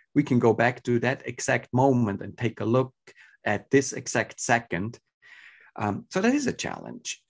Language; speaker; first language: English; non-native, fluent; Swiss German